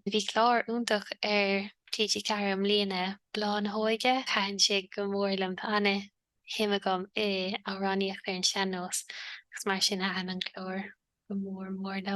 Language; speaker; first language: Irish; native; Irish